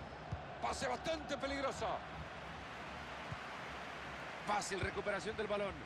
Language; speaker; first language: Spanish; native; Spanish